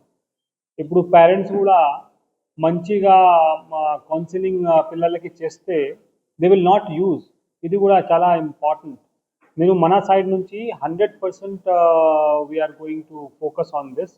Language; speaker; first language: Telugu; non-native, local second language; Urdu